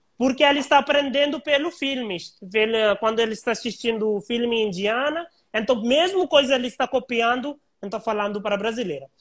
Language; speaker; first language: Portuguese; non-native, learner; Hindi